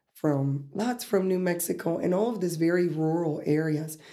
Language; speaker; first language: English; early bilingual, other home language; Spanish